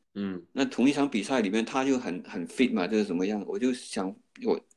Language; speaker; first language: Chinese; non-native, fluent; Cantonese